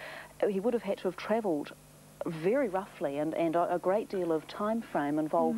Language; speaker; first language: English; native; English